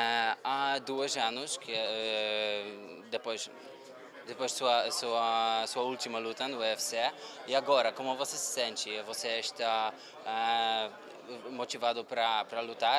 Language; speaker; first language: Portuguese; non-native, learner; Polish